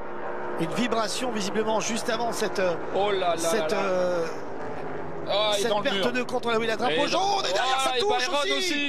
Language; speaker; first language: French; native; French